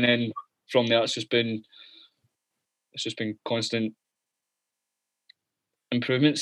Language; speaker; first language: English; native; English